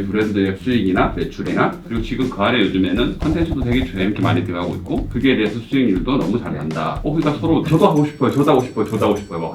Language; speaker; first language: Korean; native; Korean